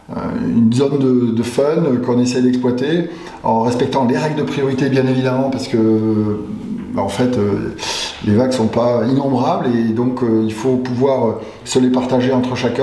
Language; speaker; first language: French; native; French